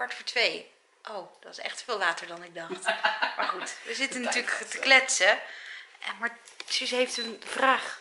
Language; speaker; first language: Dutch; native; Dutch